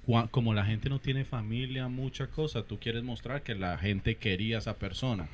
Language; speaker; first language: Spanish; native; Spanish